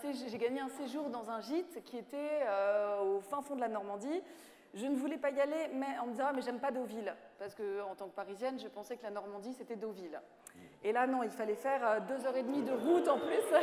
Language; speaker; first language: French; native; French